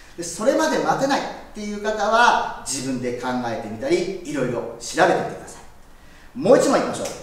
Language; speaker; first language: Japanese; native; Japanese